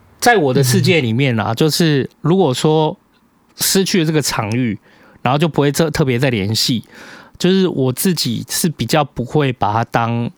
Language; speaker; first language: Chinese; native; Chinese